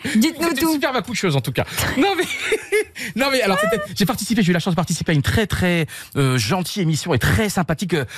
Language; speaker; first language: French; native; French